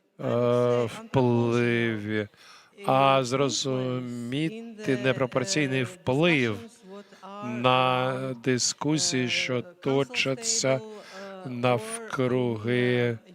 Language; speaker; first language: Ukrainian; non-native, fluent; Latvian